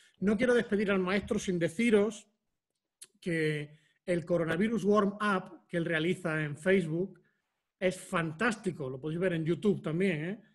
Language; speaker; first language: Spanish; native; Spanish